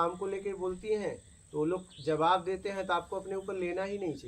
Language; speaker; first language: Hindi; native; Hindi